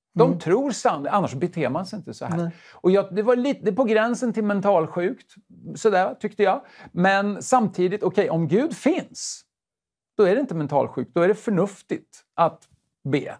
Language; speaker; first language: Swedish; native; Swedish